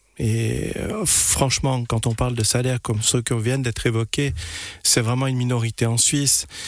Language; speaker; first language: French; native; French